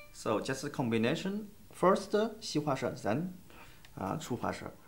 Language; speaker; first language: English; non-native, learner; Chinese